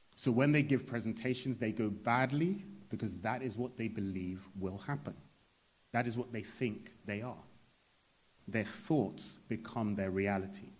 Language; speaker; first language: English; native; English